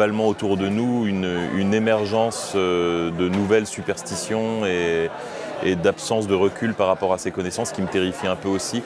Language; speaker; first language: French; native; French